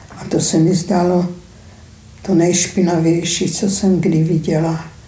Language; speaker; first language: Czech; non-native, fluent; Hungarian